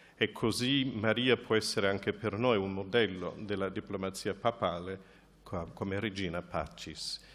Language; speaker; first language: Italian; non-native, fluent; English